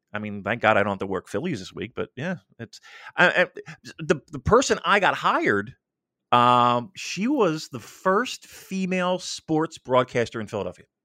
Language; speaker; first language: English; native; English